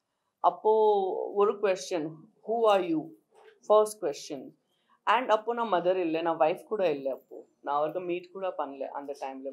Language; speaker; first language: Tamil; non-native, local second language; Gujarati